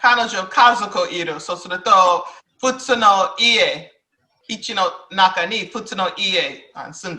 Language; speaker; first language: Japanese; non-native, learner; English